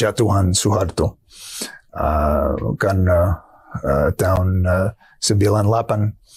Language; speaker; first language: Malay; non-native, fluent; English